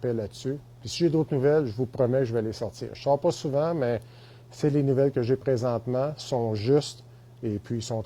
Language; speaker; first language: French; native; French